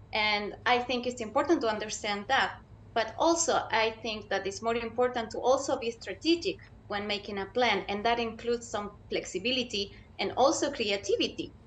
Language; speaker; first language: English; non-native, fluent; Spanish